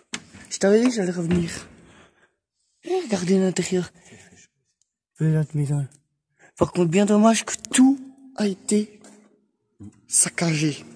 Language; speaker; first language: French; native; French